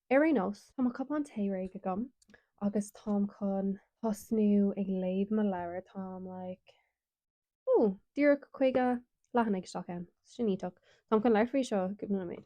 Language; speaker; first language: Irish; non-native, local second language; English